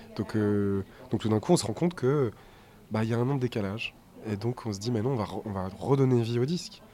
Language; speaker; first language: French; native; French